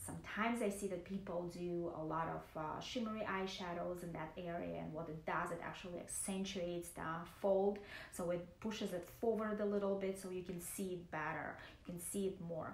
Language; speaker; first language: English; non-native, fluent; Russian